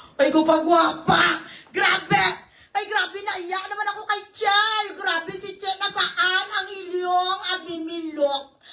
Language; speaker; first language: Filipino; non-native, local second language; Hiligaynon